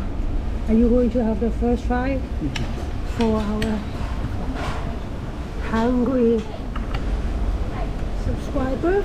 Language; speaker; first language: English; non-native, local second language; Cantonese